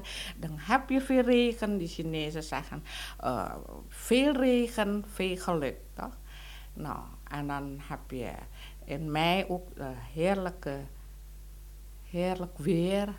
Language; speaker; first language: Dutch; non-native, local second language; Indonesian